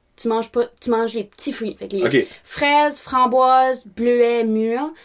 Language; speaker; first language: French; native; French